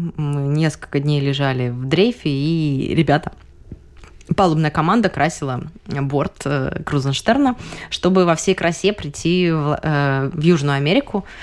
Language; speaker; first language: Russian; native; Russian